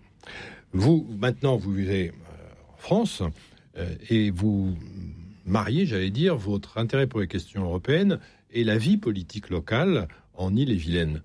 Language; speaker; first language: French; native; French